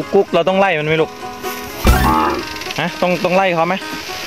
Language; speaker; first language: Thai; non-native, local second language; Northeastern Thai